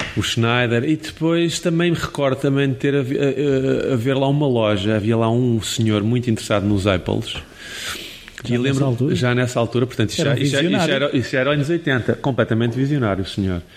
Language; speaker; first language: Portuguese; native; Portuguese